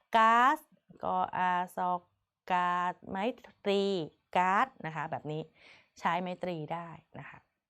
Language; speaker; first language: Thai; native; Thai